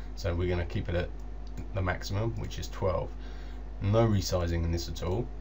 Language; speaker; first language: English; native; English